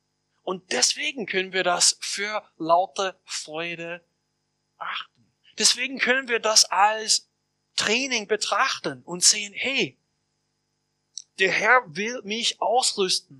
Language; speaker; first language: German; non-native, fluent; English